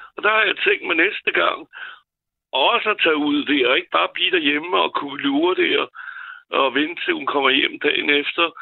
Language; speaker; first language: Danish; non-native, fluent; French